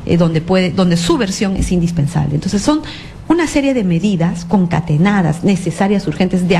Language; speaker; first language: Spanish; native; Spanish